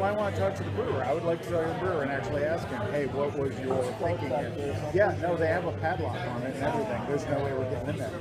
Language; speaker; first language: English; native; English